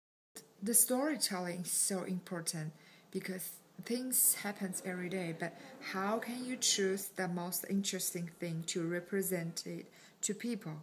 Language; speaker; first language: English; non-native, learner; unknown